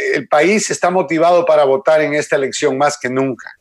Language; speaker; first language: Spanish; native; Spanish